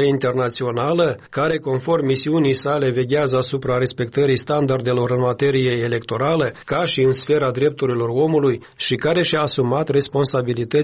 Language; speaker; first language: Romanian; native; Romanian